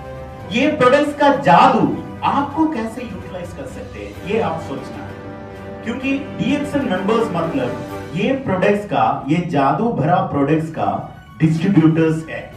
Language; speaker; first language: Hindi; non-native, fluent; Bangla